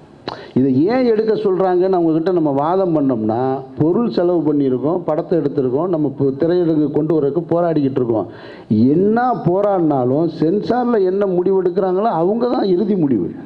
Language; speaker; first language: Tamil; native; Tamil